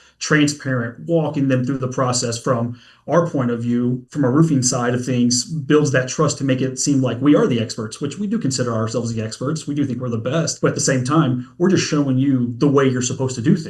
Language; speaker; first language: English; native; English